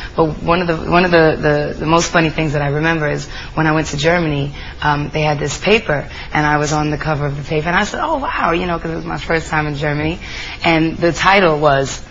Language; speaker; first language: English; native; English